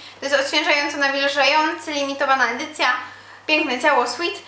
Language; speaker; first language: Polish; native; Polish